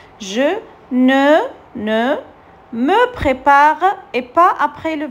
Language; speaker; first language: French; non-native, fluent; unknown